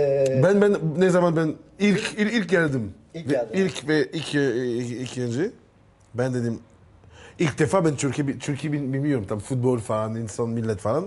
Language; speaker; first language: Turkish; non-native, learner; French